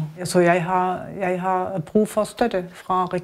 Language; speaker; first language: Danish; non-native, learner; German